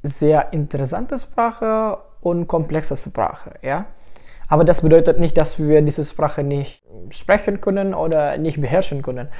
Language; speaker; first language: German; non-native, fluent; Indonesian